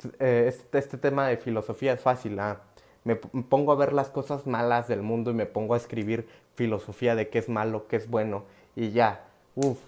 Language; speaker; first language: Spanish; native; Spanish